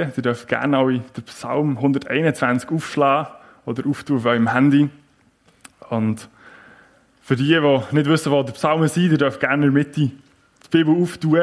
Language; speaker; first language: German; native; German